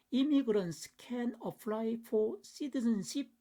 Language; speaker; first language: English; non-native, fluent; Korean